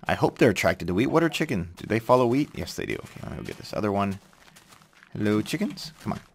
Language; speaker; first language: English; native; English